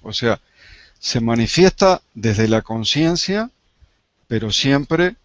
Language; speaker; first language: Spanish; native; Spanish